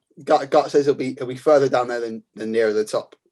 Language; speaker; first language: English; native; English